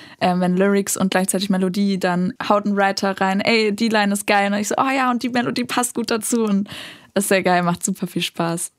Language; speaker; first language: German; native; German